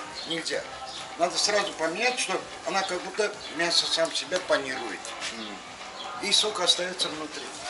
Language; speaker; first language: Russian; non-native, local second language; Azerbaijani